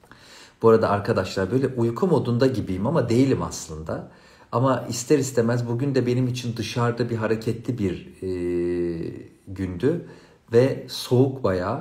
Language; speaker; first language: Turkish; native; Turkish